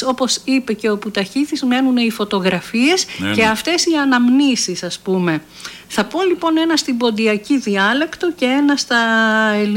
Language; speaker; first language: Greek; native; Greek